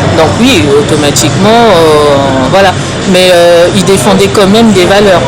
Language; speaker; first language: French; early bilingual, other home language; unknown